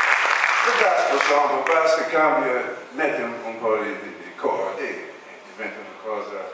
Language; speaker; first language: Italian; non-native, learner; English